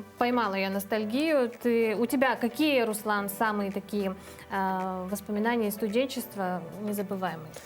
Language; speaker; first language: Russian; native; Russian